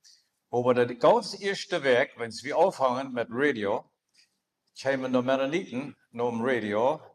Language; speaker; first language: German; non-native, learner; Plautdietsch